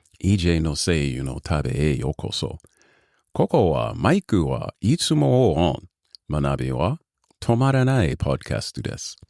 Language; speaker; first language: Japanese; non-native, learner; English